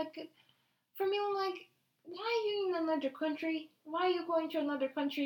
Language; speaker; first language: English; non-native, fluent; Portuguese